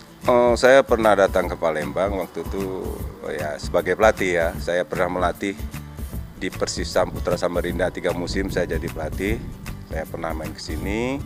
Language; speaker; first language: Indonesian; non-native, local second language; Minangkabau